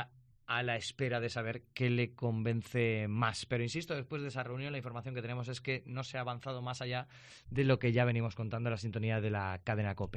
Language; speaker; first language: Spanish; native; Spanish